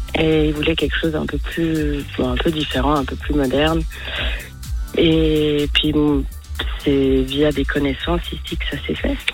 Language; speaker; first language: French; early bilingual, other home language; German